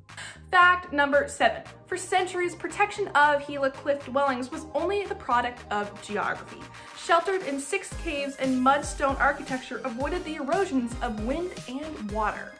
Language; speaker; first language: English; native; English